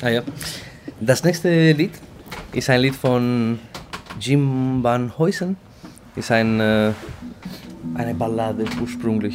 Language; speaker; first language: German; non-native, fluent; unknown